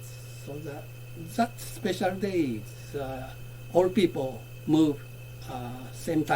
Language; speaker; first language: English; non-native, learner; Japanese